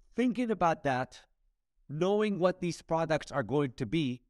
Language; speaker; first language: English; non-native, fluent; Hebrew